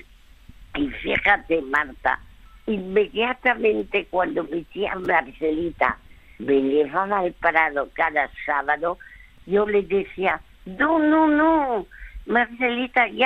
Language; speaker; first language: Spanish; early bilingual, other home language; French